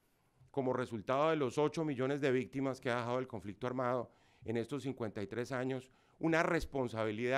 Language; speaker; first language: Spanish; native; Spanish